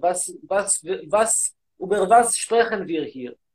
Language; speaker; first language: German; non-native, learner; Hebrew